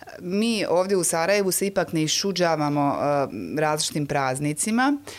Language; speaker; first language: Croatian; native; Croatian